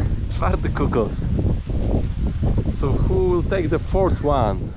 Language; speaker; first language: English; non-native, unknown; Polish